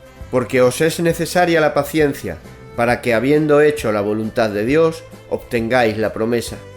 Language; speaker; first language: Spanish; native; Spanish